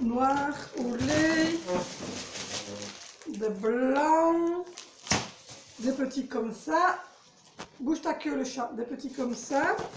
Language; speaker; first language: French; native; French